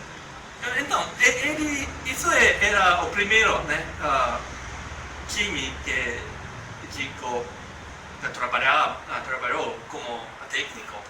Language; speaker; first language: Portuguese; non-native, learner; Japanese